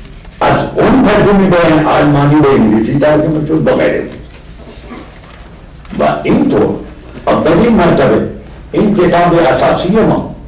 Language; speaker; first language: Persian; non-native, fluent; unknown